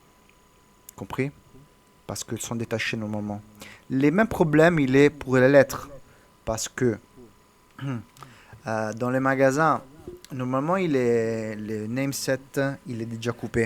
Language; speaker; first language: French; non-native, learner; Italian